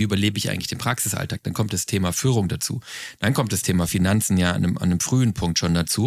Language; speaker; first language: German; native; German